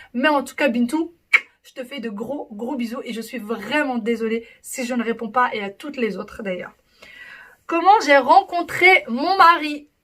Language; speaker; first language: French; early bilingual, other home language; Arabic